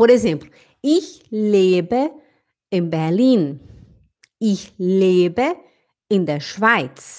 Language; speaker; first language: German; non-native, fluent; Portuguese